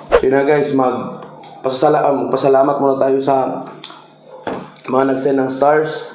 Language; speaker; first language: Filipino; non-native, local second language; Cebuano